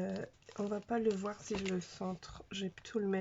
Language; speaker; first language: French; native; French